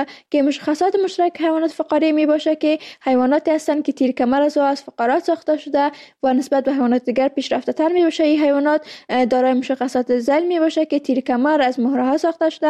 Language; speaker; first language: Persian; native; Persian